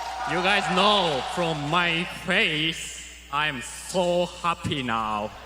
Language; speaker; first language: English; non-native, learner; Japanese